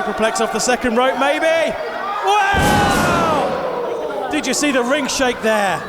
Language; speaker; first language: English; native; English